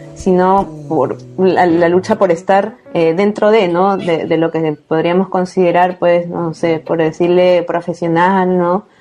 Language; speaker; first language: Spanish; native; Spanish